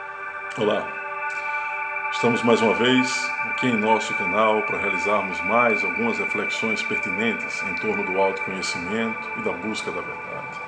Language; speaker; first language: Portuguese; native; Portuguese